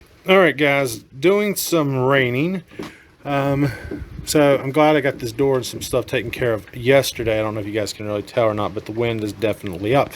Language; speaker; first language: English; native; English